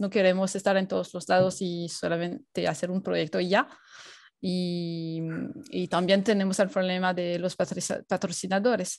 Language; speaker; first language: Spanish; non-native, fluent; French